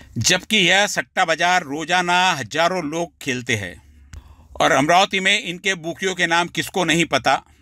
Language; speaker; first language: Hindi; non-native, local second language; Marathi